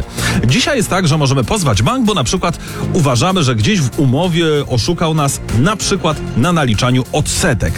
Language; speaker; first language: Polish; native; Polish